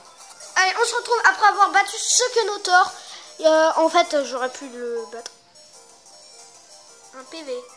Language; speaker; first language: French; native; French